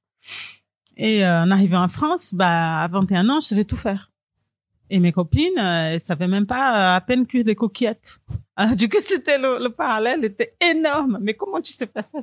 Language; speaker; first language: French; non-native, fluent; Portuguese